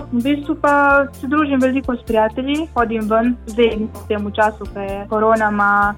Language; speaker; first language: Slovenian; early bilingual, other home language; Bosnian